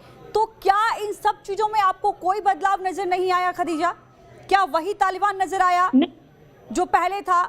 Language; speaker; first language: Hindi; native; Hindi